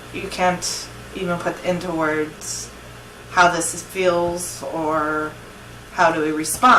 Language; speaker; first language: English; native; English